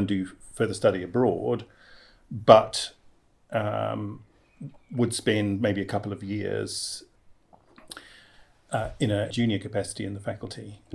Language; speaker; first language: English; native; English